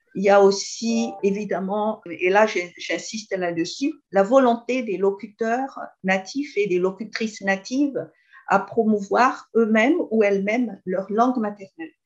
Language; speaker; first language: French; non-native, local second language; Malagasy